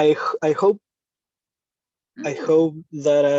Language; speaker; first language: English; non-native, learner; Spanish